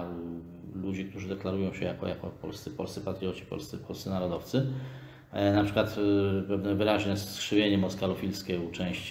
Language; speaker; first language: Polish; native; Polish